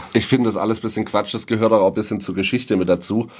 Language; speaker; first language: German; native; German